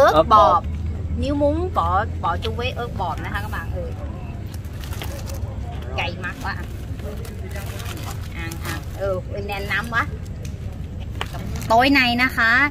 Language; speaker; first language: Vietnamese; early bilingual, heritage; Vietnamese